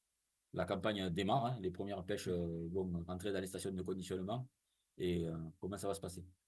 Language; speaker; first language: French; native; French